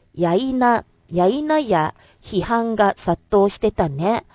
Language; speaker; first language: Japanese; non-native, fluent; Chinese